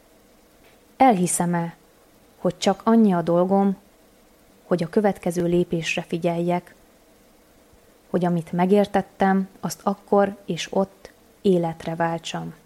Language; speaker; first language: Hungarian; native; Hungarian